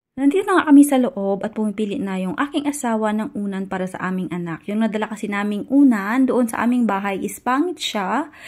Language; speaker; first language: Filipino; non-native, local second language; Hiligaynon